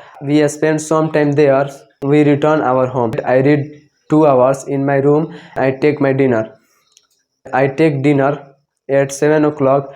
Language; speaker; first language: English; non-native, learner; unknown